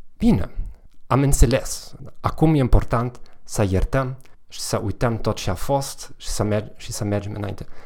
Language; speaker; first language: Romanian; non-native, fluent; German